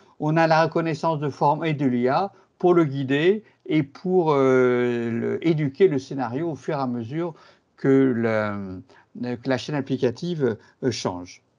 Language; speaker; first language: French; native; French